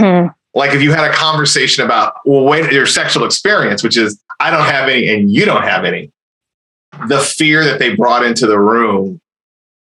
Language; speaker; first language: English; native; English